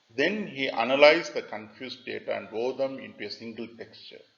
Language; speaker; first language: English; non-native, local second language; Tamil